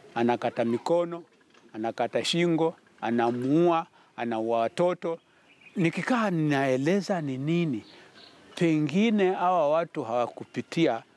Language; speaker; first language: Swahili; non-native, local second language; Luyia